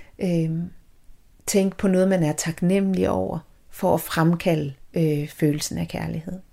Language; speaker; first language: Danish; native; Danish